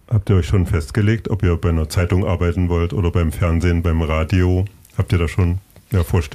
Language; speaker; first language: German; native; German